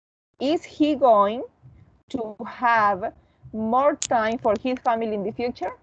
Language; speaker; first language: English; non-native, learner; Spanish